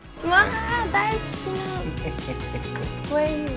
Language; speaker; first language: Chinese; non-native, fluent; Japanese